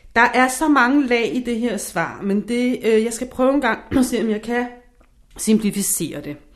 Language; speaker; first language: Danish; non-native, fluent; English